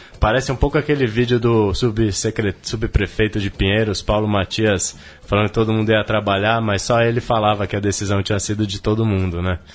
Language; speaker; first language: Portuguese; native; Portuguese